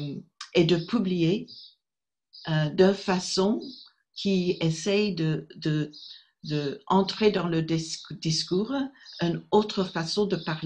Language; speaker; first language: French; non-native, fluent; English